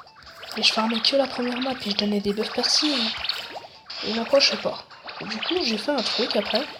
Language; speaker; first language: French; native; French